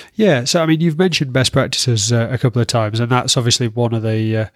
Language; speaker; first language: English; native; English